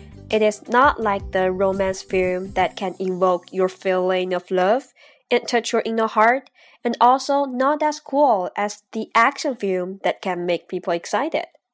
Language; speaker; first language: English; non-native, fluent; Chinese